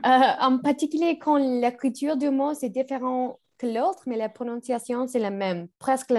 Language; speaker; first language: French; non-native, learner; English